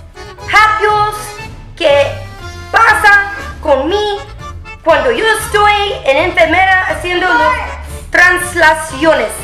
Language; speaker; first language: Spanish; early bilingual, heritage; English